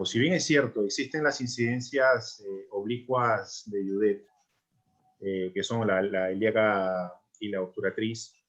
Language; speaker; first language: Spanish; native; Spanish